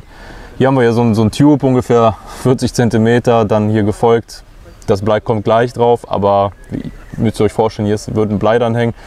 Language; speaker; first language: German; native; German